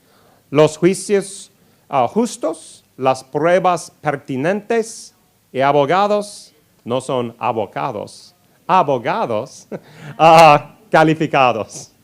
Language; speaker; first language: Spanish; non-native, learner; English